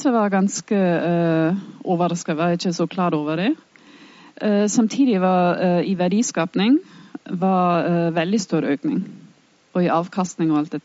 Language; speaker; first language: Norwegian; non-native, fluent; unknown